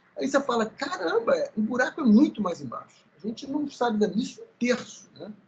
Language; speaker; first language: Portuguese; early bilingual, other home language; Spanish